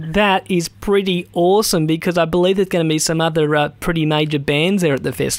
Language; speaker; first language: English; native; English